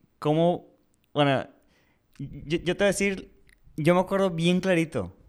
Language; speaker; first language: Spanish; early bilingual, heritage; Spanish